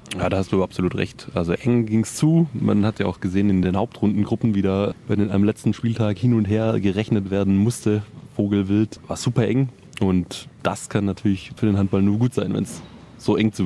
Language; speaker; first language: German; native; German